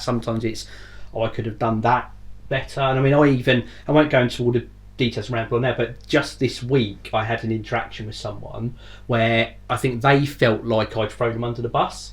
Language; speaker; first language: English; native; English